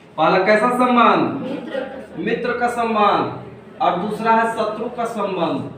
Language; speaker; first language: Hindi; native; Hindi